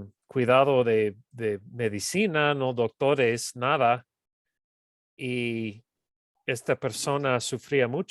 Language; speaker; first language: Spanish; non-native, fluent; English